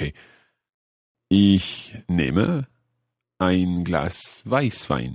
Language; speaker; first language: German; non-native, learner; English